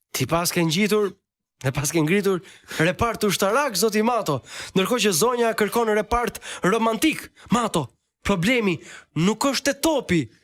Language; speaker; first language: Albanian; native; Albanian